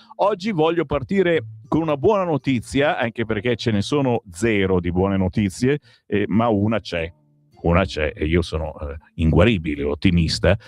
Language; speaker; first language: Italian; native; Italian